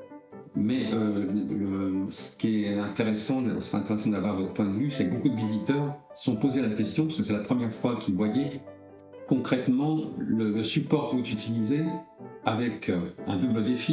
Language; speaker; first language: French; native; French